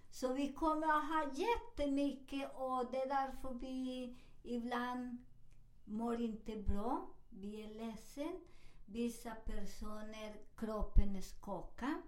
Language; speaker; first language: Swedish; non-native, fluent; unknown